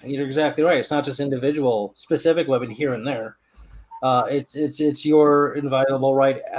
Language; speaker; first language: English; native; English